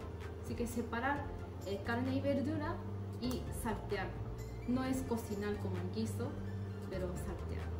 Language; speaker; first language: Spanish; non-native, fluent; Japanese